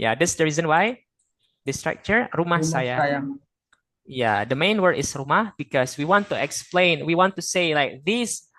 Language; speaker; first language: English; non-native, fluent; Indonesian